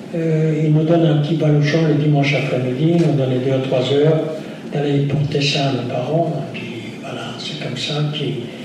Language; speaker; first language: French; non-native, fluent; Yiddish